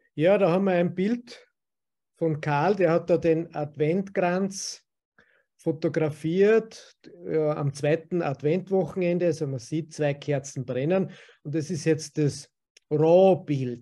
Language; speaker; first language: German; native; German